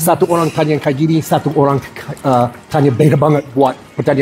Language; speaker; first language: Indonesian; non-native, fluent; English